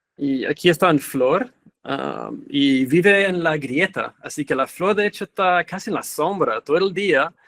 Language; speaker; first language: Spanish; non-native, fluent; English